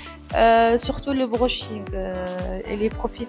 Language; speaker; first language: French; non-native, learner; Arabic